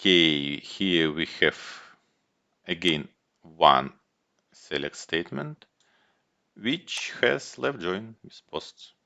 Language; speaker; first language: English; non-native, fluent; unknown